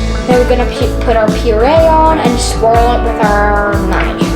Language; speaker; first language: English; native; English